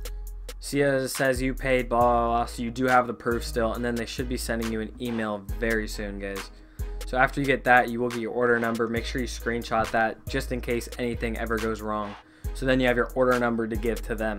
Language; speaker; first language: English; native; English